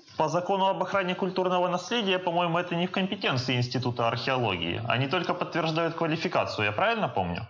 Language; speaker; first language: Russian; native; Russian